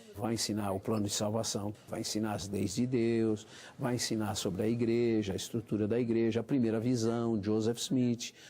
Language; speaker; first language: Portuguese; native; Portuguese